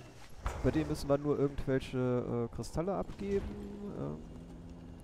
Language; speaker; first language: German; native; German